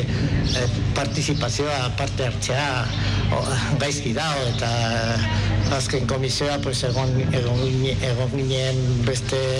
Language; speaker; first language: Basque; non-native, local second language; Spanish